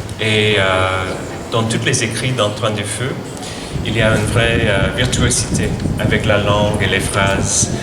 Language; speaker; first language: French; non-native, fluent; English